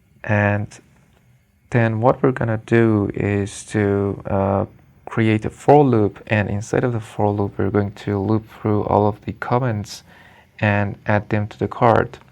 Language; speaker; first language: English; non-native, fluent; Persian